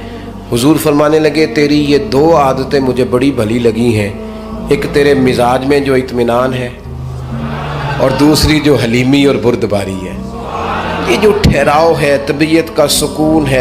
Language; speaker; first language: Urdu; non-native, local second language; Punjabi